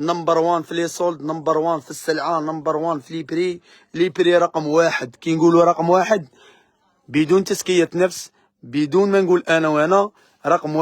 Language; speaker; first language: Arabic; native; Arabic